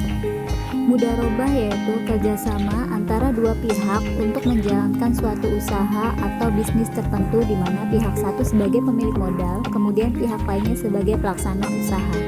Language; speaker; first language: Indonesian; native; Indonesian